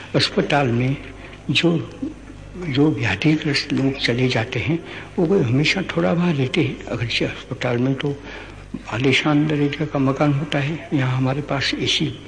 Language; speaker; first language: Hindi; non-native, local second language; Gujarati